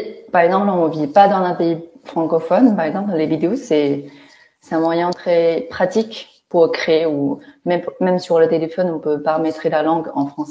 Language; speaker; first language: French; non-native, fluent; Chinese